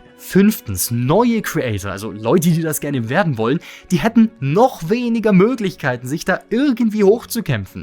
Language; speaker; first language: German; native; German